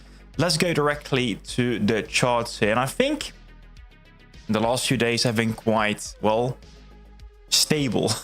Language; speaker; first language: English; non-native, fluent; Dutch